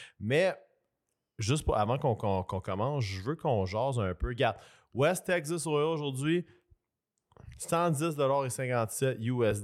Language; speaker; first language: French; native; French